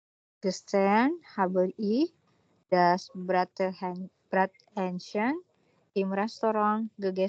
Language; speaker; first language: German; non-native, learner; Indonesian